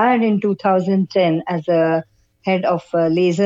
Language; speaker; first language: English; non-native, local second language; Kannada